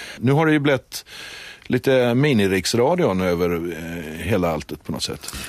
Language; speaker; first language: Swedish; native; Swedish